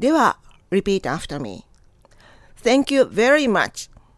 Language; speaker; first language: English; non-native, fluent; Japanese